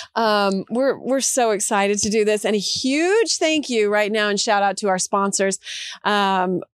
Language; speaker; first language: English; early bilingual, other home language; Portuguese